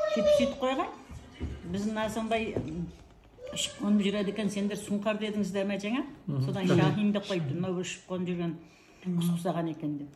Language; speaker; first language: Kazakh; early bilingual, heritage; Kazakh